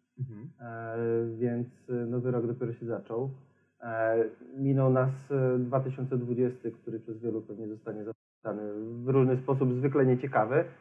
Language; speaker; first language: Polish; native; Polish